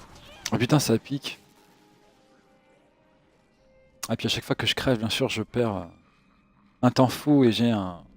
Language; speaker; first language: French; native; French